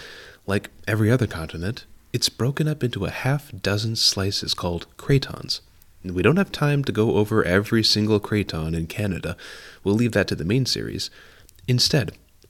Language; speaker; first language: English; native; English